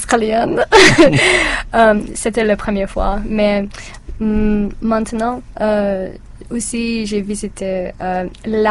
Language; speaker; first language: French; non-native, learner; English